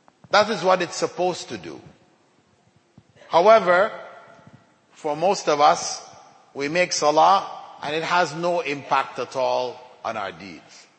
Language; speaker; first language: English; native; English